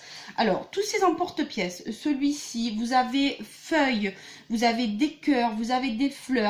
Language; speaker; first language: French; native; French